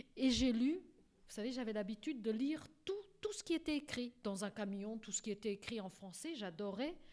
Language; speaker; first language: French; early bilingual, other home language; Portuguese